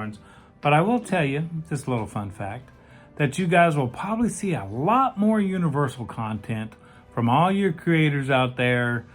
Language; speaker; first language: English; native; English